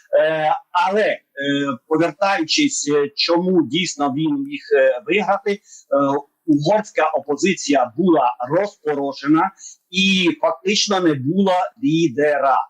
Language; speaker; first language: Ukrainian; non-native, local second language; Hungarian